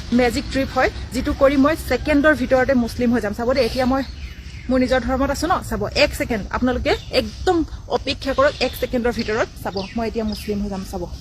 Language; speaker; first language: Assamese; non-native, local second language; Bodo